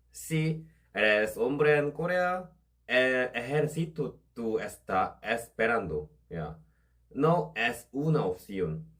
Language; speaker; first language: Spanish; non-native, learner; Korean